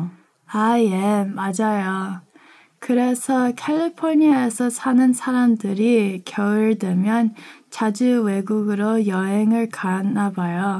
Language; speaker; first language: Korean; early bilingual, heritage; Korean